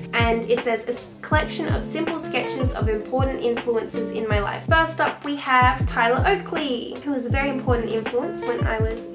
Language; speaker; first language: English; native; English